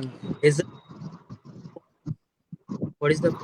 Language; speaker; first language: English; non-native, learner; Bangla